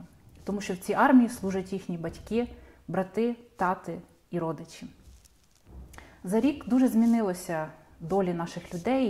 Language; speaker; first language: Ukrainian; native; Ukrainian